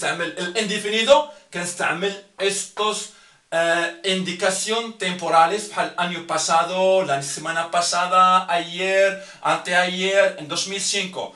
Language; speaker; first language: Spanish; non-native, fluent; Arabic